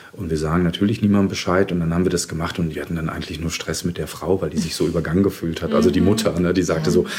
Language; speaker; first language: German; native; German